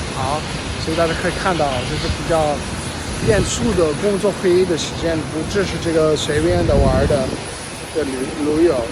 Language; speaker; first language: Chinese; non-native, learner; English